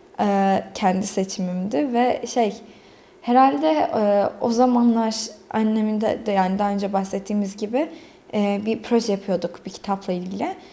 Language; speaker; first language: Turkish; early bilingual, other home language; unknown